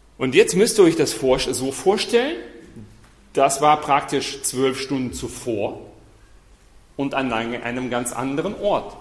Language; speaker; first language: German; non-native, fluent; Russian